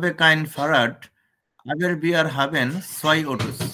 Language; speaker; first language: German; non-native, learner; Bangla